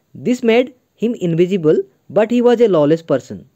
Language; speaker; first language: English; non-native, local second language; Assamese